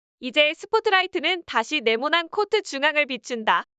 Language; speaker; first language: Korean; native; Korean